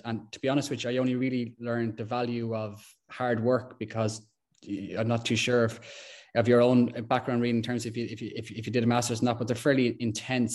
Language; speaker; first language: English; native; English